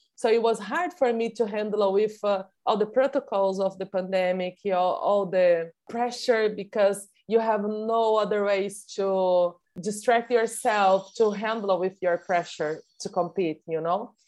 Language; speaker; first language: English; non-native, fluent; Portuguese